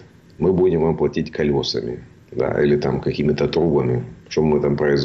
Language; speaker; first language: Russian; native; Russian